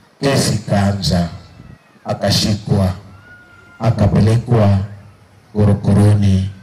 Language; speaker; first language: Swahili; non-native, local second language; Gusii